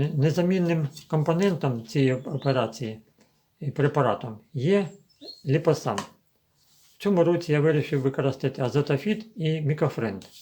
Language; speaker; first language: Ukrainian; native; Ukrainian